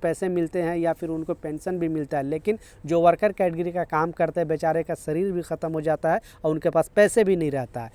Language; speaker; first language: Hindi; native; Hindi